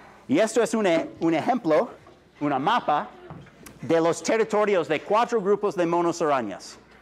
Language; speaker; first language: Spanish; non-native, fluent; English